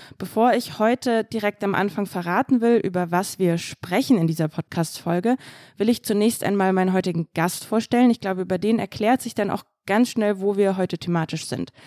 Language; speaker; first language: German; early bilingual, other home language; Russian